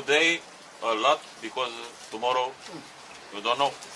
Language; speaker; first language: English; non-native, learner; Romanian